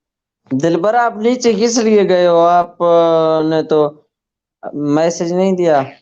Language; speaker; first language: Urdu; non-native, local second language; Saraiki